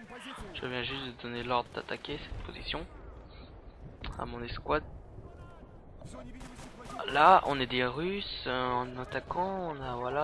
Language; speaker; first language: French; native; French